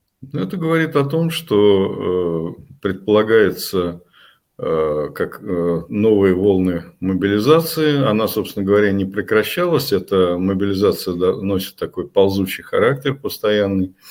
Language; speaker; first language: Russian; native; Russian